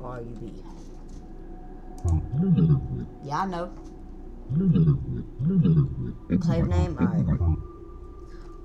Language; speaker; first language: English; native; English